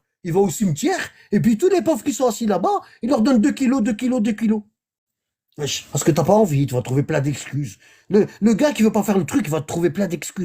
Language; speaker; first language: French; native; French